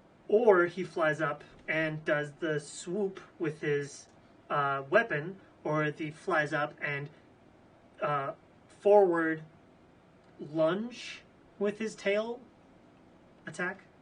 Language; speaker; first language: English; native; English